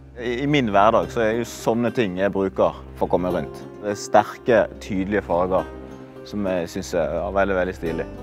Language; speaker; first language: Norwegian; non-native, fluent; Swahili